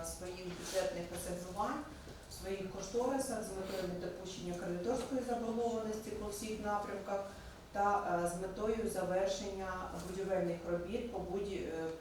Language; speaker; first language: Ukrainian; native; Ukrainian